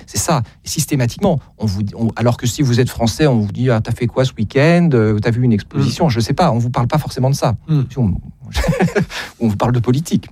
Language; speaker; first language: French; native; French